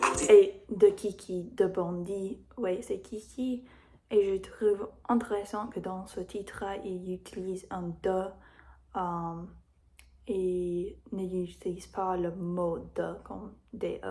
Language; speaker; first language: French; non-native, learner; English